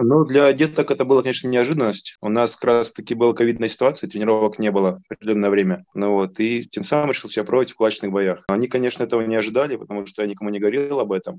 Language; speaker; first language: Russian; native; Russian